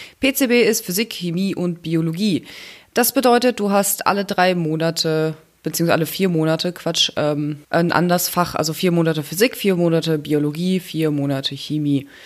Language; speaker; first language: German; native; German